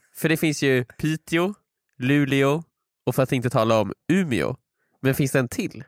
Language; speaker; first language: Swedish; native; Swedish